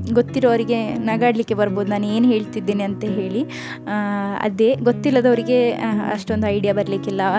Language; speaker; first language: Kannada; non-native, local second language; Konkani